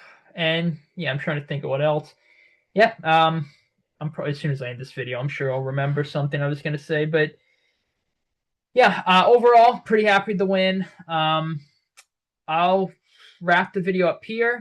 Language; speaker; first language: English; native; English